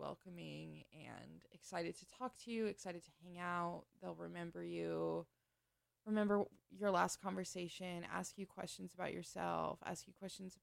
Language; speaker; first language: English; native; English